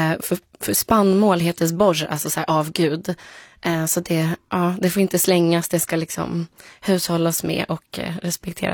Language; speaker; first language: Swedish; early bilingual, other home language; Polish